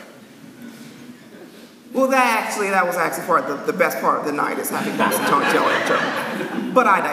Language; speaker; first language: English; native; English